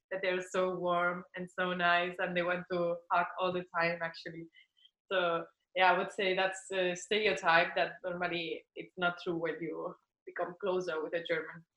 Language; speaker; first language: English; non-native, fluent; Spanish